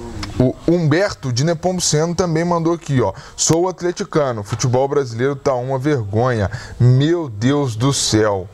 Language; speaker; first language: Portuguese; native; Portuguese